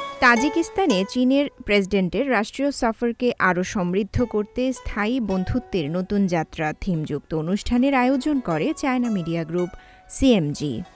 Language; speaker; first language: Bangla; native; Bangla